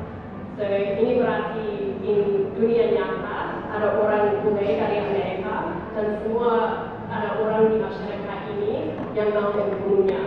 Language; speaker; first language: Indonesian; non-native, fluent; English